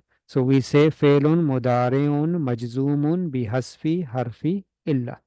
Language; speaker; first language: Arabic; non-native, fluent; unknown